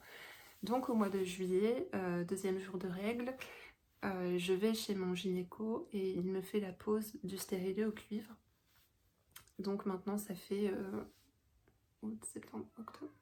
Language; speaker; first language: French; native; French